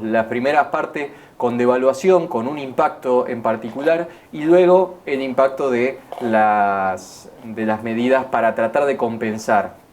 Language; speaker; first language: Spanish; native; Spanish